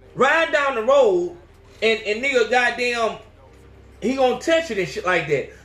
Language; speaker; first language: English; native; English